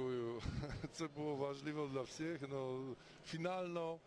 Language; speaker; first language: Ukrainian; non-native, learner; Polish